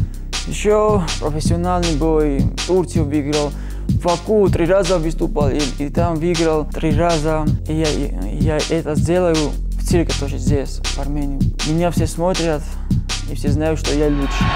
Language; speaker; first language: Russian; non-native, learner; Georgian